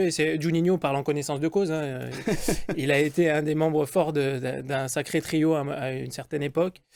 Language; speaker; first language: French; native; French